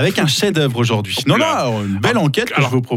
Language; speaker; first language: French; native; French